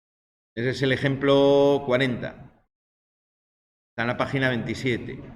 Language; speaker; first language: Spanish; native; Spanish